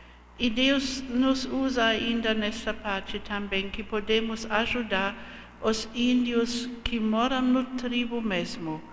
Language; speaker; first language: Portuguese; non-native, fluent; German